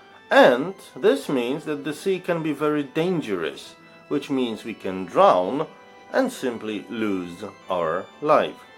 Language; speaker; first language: English; non-native, fluent; Polish